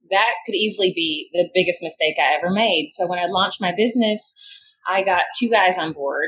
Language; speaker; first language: English; native; English